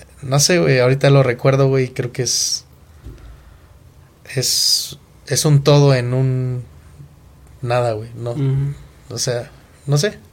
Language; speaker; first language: Spanish; native; Spanish